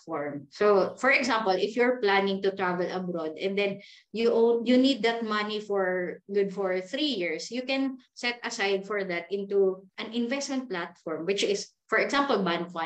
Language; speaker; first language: English; non-native, local second language; Cebuano